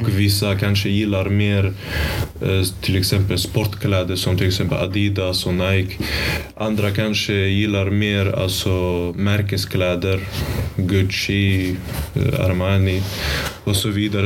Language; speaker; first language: Swedish; early bilingual, other home language; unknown